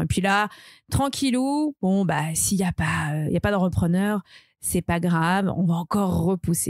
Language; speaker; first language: French; native; French